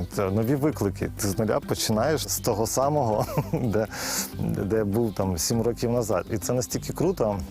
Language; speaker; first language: Ukrainian; native; Ukrainian